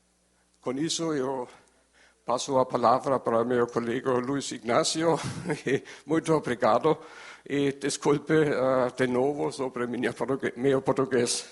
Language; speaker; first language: Portuguese; non-native, learner; German